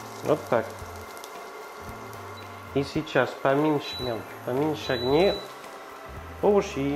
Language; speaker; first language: Russian; non-native, learner; French